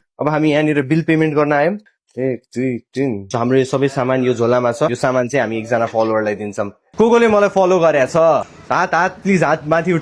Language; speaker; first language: Nepali; native; Nepali